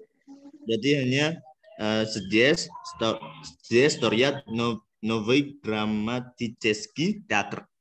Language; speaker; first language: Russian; non-native, learner; Indonesian